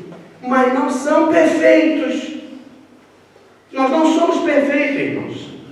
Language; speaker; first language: Portuguese; native; Portuguese